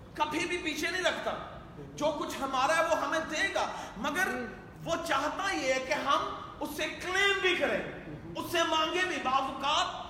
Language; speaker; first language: Urdu; non-native, local second language; Punjabi